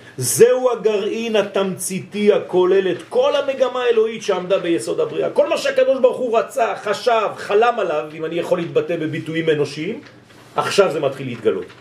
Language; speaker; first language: Hebrew; non-native, fluent; French